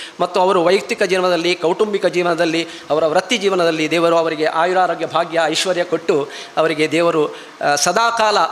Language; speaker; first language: Kannada; non-native, local second language; Tulu